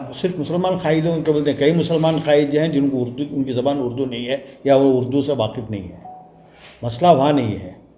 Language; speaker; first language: Hindi; non-native, local second language; Urdu